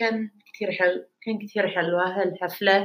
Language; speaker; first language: Arabic; non-native, learner; English